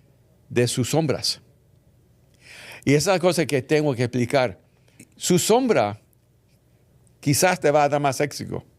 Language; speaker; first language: Spanish; early bilingual, heritage; English